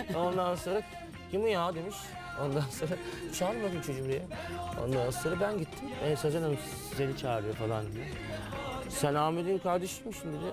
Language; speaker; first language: Turkish; native; Turkish